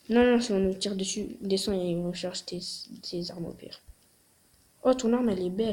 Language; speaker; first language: French; native; French